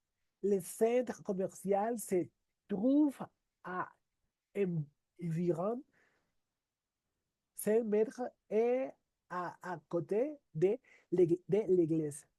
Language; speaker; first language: French; non-native, learner; Spanish